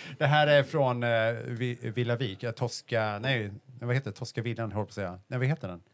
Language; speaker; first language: Swedish; early bilingual, heritage; Swedish